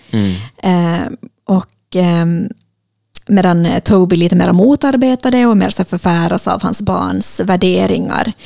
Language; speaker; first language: Swedish; native; Swedish